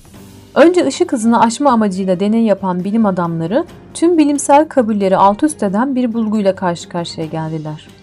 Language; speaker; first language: Turkish; native; Turkish